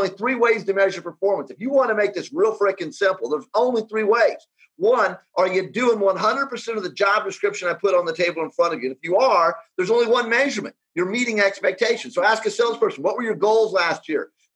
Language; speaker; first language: English; native; English